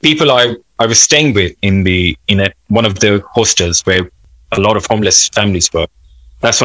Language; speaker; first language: English; non-native, local second language; Urdu